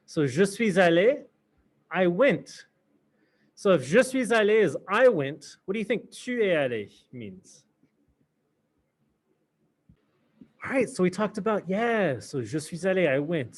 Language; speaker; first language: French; non-native, fluent; English